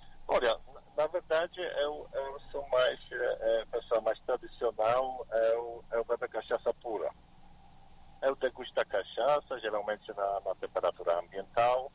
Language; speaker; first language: Portuguese; non-native, learner; Polish